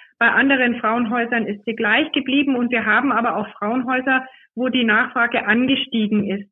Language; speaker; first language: German; native; German